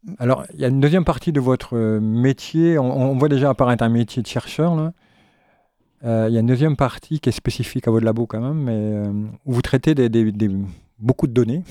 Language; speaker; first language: French; native; French